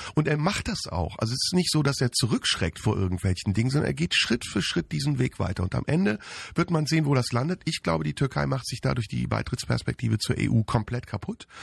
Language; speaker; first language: German; early bilingual, other home language; Turkish